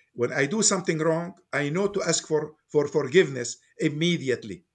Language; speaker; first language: English; non-native, fluent; Arabic